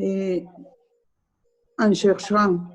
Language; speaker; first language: French; non-native, learner; Spanish